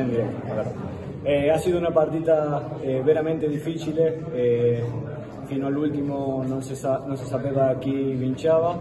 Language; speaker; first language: Italian; non-native, fluent; Spanish